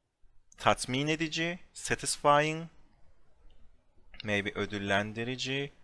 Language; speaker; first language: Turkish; non-native, fluent; English